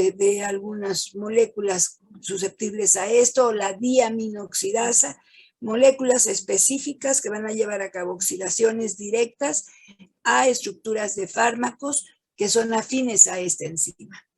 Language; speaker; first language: Spanish; native; Spanish